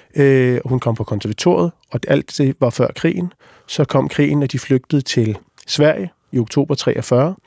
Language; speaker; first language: Danish; native; Danish